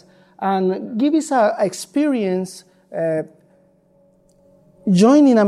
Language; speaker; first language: English; non-native, learner; Spanish